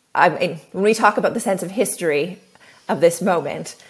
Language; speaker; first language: English; native; English